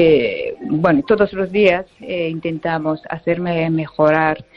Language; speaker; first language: Spanish; non-native, fluent; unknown